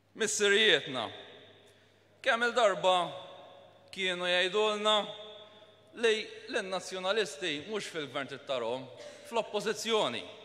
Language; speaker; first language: Maltese; native; Maltese